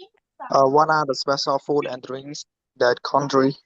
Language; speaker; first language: English; non-native, learner; Khmer